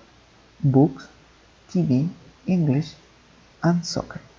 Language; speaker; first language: English; non-native, fluent; Spanish